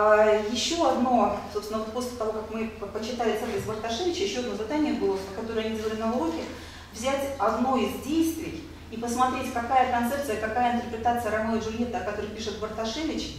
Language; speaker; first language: Russian; native; Russian